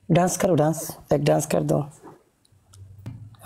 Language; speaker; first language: Hindi; non-native, fluent; Bangla